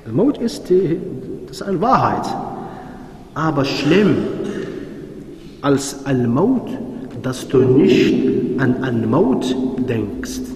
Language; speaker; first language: German; non-native, fluent; Arabic